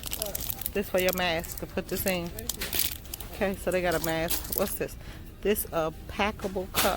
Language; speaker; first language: English; native; English